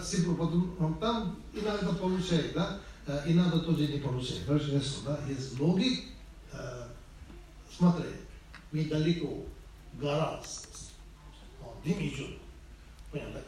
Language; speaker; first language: Russian; non-native, fluent; Tibetan